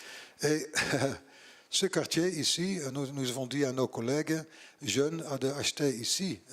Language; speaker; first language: French; non-native, learner; Dutch